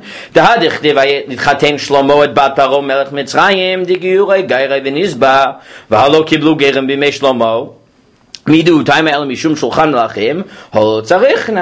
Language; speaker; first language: Hebrew; non-native, fluent; English